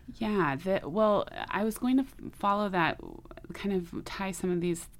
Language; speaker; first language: English; native; English